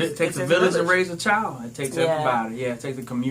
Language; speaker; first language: English; native; English